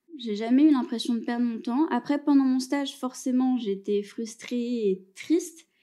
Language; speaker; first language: French; native; French